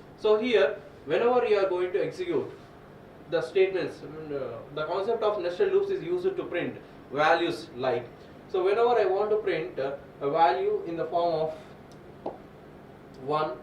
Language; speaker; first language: English; non-native, local second language; Telugu